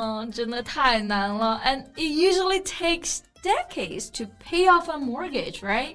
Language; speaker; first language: English; non-native, fluent; Chinese